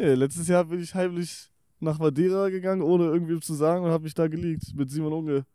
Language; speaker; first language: German; non-native, local second language; Luxembourgish